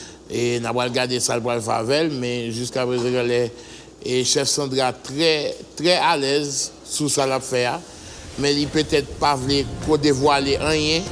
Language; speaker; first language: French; non-native, local second language; Haitian Creole